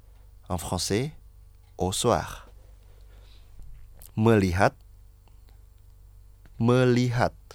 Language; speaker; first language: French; non-native, fluent; Indonesian